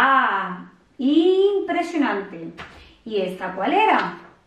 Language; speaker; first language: Spanish; native; Spanish